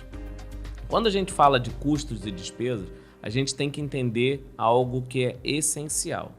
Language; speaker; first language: Portuguese; native; Portuguese